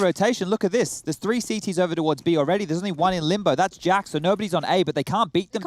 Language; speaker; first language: English; native; English